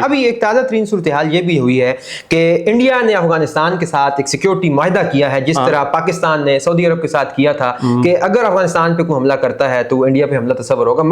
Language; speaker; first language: Urdu; native; Urdu